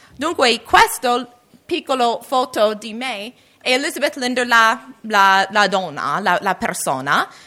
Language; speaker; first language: Italian; non-native, learner; English